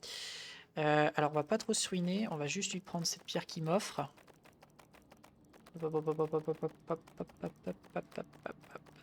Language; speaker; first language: French; native; French